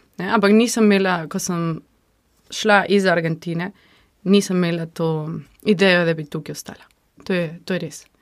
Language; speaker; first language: Slovenian; early bilingual, heritage; Slovenian